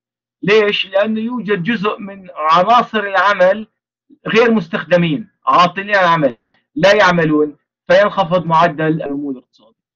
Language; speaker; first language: Arabic; native; Arabic